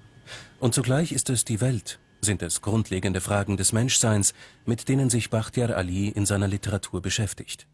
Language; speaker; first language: German; native; German